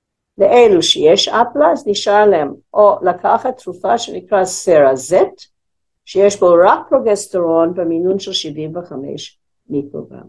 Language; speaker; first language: Hebrew; non-native, fluent; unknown